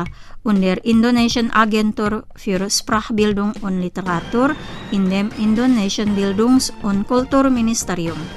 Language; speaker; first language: German; non-native, fluent; Indonesian